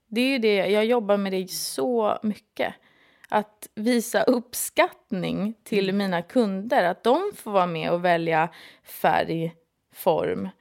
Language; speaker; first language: Swedish; native; Swedish